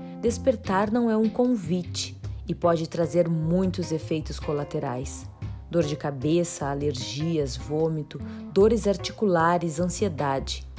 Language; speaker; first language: Portuguese; native; Portuguese